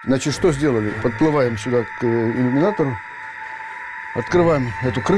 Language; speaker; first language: Russian; native; Russian